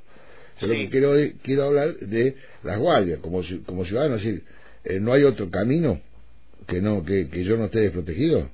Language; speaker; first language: Spanish; native; Spanish